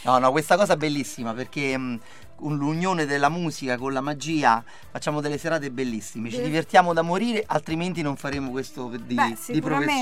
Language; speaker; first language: Italian; native; Italian